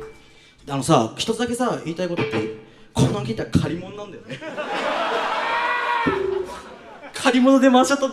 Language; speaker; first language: Japanese; native; Japanese